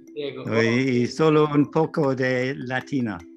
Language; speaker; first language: Spanish; non-native, learner; English